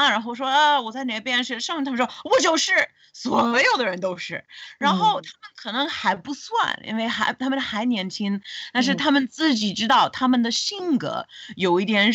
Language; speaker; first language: Chinese; non-native, fluent; English